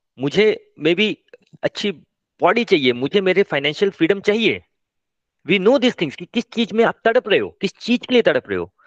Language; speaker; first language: Hindi; non-native, local second language; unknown